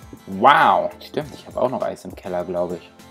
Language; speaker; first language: German; native; German